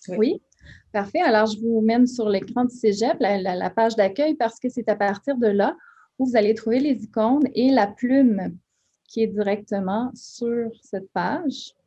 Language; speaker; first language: French; native; French